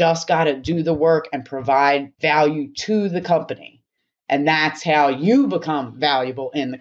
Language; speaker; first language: English; native; English